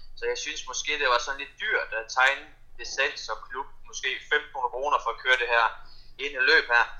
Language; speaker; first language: Danish; early bilingual, other home language; Russian